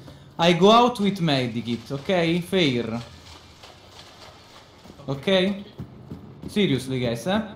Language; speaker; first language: English; non-native, learner; Italian